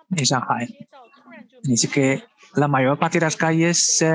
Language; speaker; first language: Spanish; non-native, fluent; Chinese